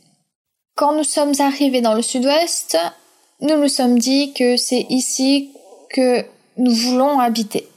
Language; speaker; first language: French; early bilingual, other home language; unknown